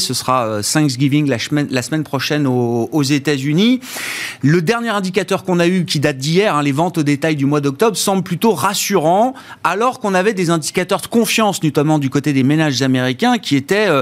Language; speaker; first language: French; native; French